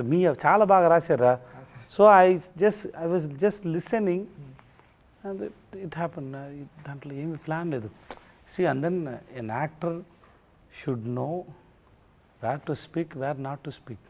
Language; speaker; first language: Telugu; non-native, learner; Tamil